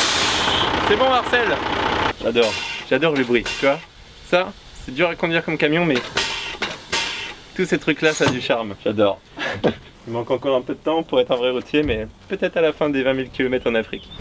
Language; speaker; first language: French; native; French